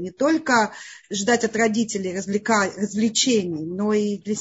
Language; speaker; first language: Russian; native; Russian